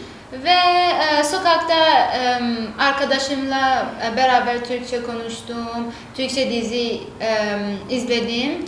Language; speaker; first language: Turkish; non-native, learner; Persian